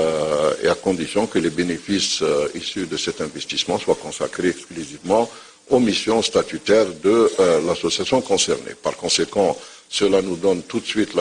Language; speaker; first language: French; non-native, local second language; Arabic